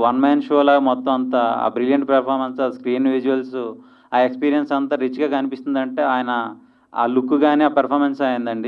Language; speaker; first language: Telugu; native; Telugu